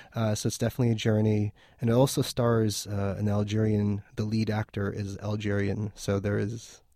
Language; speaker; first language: English; early bilingual, other home language; Armenian